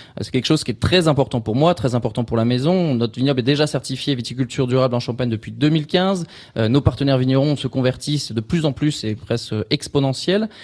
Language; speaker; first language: French; native; French